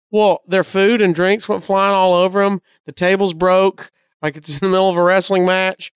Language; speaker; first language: English; native; English